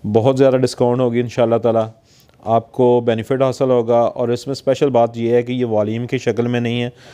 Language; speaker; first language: Urdu; non-native, local second language; Punjabi